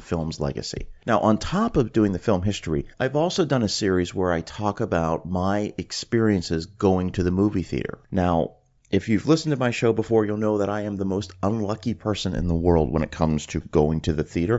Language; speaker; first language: English; native; English